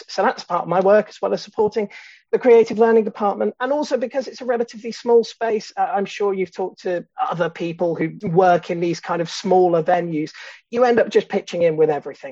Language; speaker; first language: English; native; English